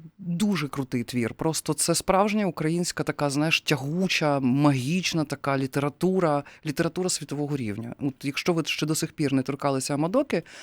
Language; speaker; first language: Ukrainian; native; Ukrainian